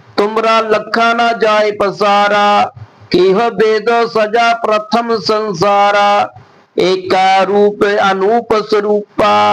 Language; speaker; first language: Hindi; non-native, local second language; Punjabi